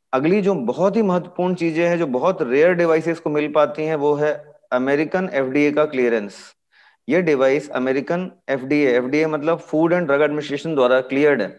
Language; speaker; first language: Hindi; native; Hindi